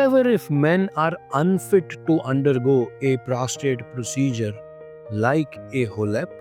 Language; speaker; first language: English; non-native, local second language; Hindi